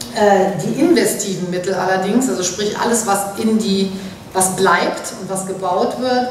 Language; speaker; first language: German; native; German